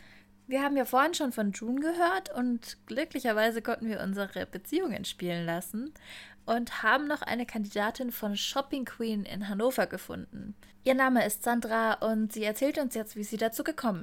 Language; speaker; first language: German; native; German